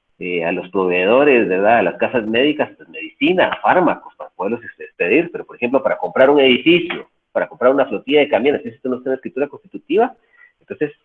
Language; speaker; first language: Spanish; native; Spanish